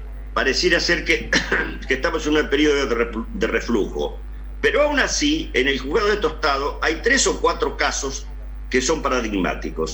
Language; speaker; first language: Spanish; native; Spanish